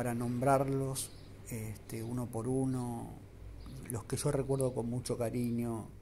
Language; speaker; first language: Spanish; native; Spanish